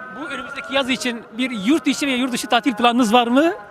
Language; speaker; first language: Turkish; native; Turkish